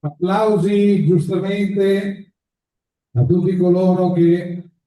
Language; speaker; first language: Italian; native; Italian